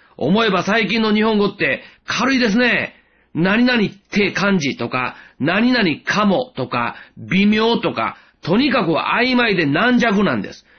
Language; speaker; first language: Japanese; native; Japanese